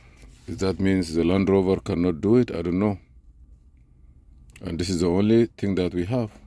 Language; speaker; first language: English; non-native, fluent; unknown